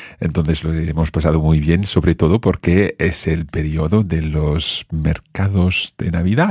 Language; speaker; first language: Spanish; non-native, fluent; English